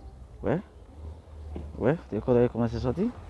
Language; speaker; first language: French; non-native, learner; Haitian Creole